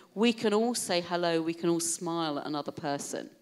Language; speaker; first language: English; native; English